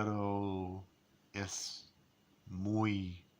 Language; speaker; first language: Spanish; non-native, learner; English